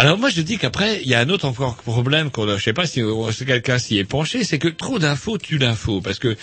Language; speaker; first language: French; native; French